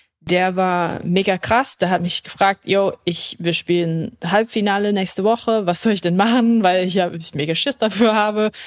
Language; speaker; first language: German; early bilingual, heritage; English